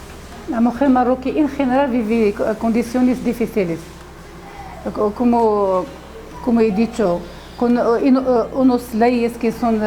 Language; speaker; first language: Spanish; non-native, fluent; Arabic